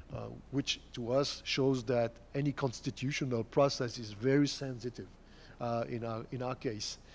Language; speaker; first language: English; non-native, fluent; French